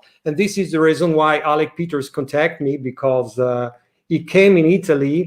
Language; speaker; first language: English; non-native, learner; French